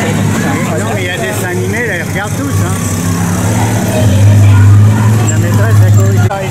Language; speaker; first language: French; native; French